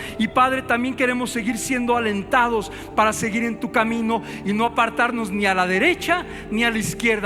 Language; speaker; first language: Spanish; native; Spanish